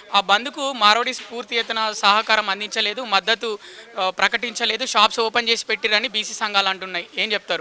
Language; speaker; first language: Telugu; native; Telugu